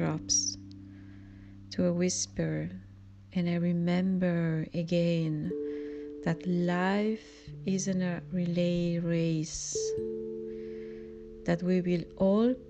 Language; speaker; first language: English; non-native, fluent; Spanish